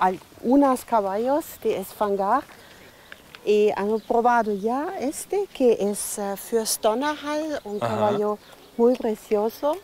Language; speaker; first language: Spanish; non-native, learner; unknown